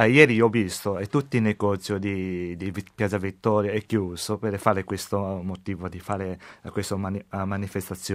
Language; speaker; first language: Italian; non-native, learner; Chinese